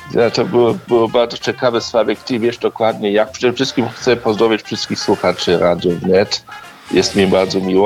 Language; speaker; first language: Polish; early bilingual, heritage; Polish